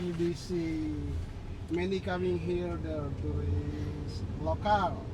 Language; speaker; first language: English; non-native, learner; Indonesian